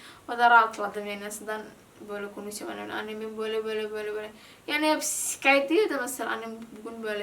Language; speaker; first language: Turkish; non-native, learner; Indonesian